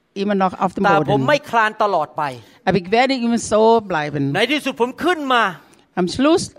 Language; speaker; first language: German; non-native, learner; Thai